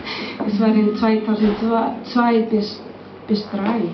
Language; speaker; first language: German; non-native, learner; Icelandic